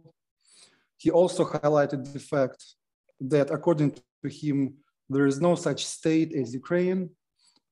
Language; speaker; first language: English; non-native, fluent; Russian